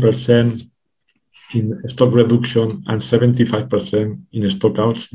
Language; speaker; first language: English; non-native, fluent; Spanish